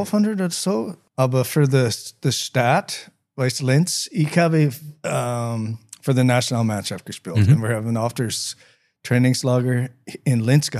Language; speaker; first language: German; non-native, learner; English